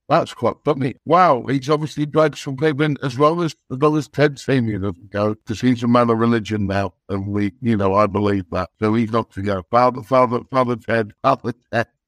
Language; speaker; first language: English; native; English